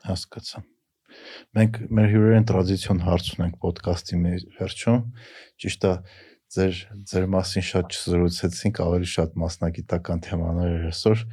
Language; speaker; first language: Armenian; native; Armenian